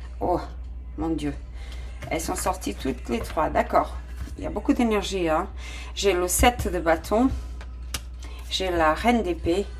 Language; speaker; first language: French; non-native, fluent; Portuguese